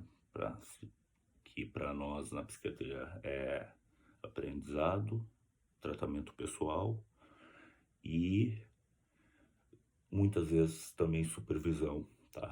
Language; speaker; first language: Portuguese; native; Portuguese